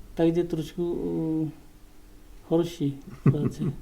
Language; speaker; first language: Czech; non-native, learner; Korean